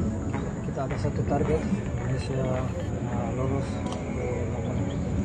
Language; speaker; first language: Indonesian; non-native, fluent; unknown